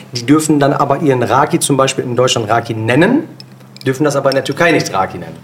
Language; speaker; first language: German; early bilingual, other home language; Turkish